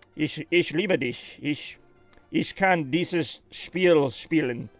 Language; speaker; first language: German; non-native, learner; English